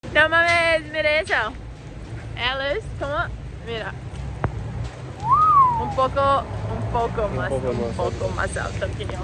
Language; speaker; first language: Spanish; non-native, learner; English